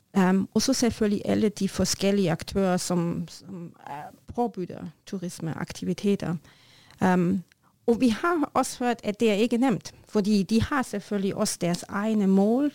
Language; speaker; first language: Norwegian; non-native, learner; German